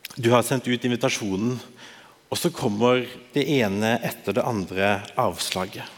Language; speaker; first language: Norwegian; native; Norwegian